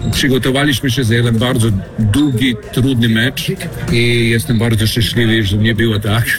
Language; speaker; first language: Polish; non-native, fluent; Serbian